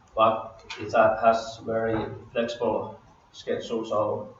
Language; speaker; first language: English; non-native, fluent; Finnish